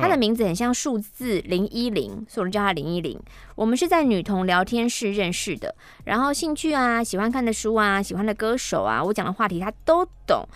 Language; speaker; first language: Chinese; native; Chinese